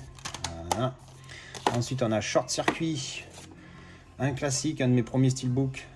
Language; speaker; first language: French; native; French